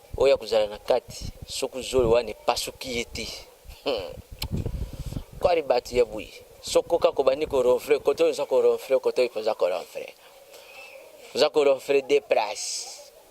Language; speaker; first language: Lingala; non-native, local second language; Kongo